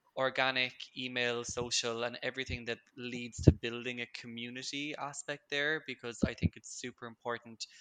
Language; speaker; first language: English; native; English